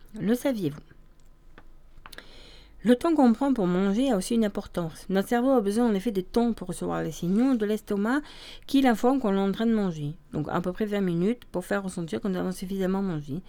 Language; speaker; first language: French; native; French